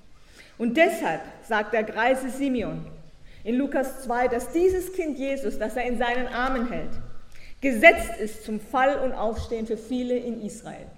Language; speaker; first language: German; native; German